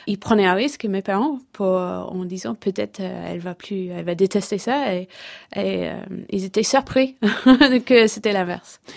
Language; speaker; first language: French; non-native, fluent; English